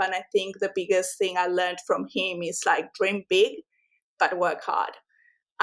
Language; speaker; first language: English; non-native, fluent; Spanish